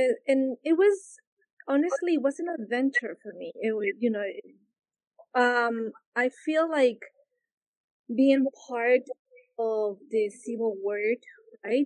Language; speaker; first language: English; non-native, fluent; Spanish